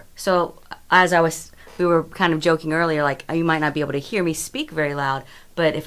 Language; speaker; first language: English; native; English